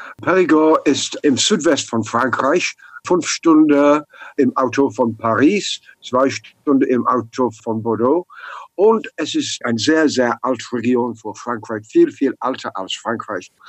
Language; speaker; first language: German; non-native, learner; English